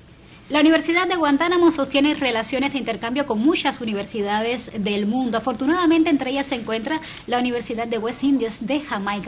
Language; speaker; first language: Spanish; native; Spanish